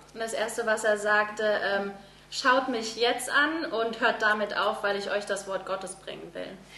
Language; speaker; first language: German; native; German